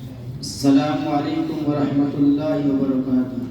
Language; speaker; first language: Arabic; non-native, learner; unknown